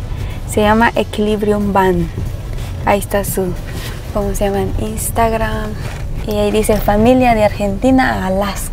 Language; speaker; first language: Spanish; native; Spanish